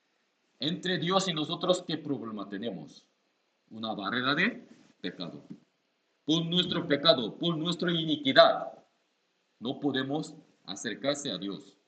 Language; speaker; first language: Spanish; non-native, learner; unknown